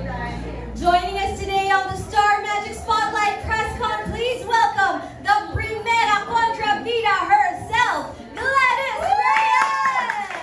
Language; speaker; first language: English; non-native, local second language; Filipino